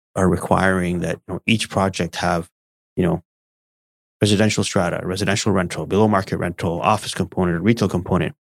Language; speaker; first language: English; early bilingual, other home language; Arabic